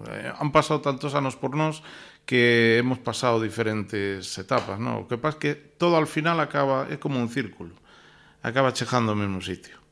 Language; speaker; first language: Galician; non-native, local second language; Spanish